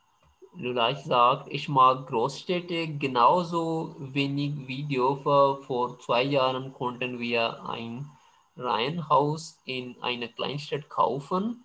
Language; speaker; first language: German; non-native, fluent; Urdu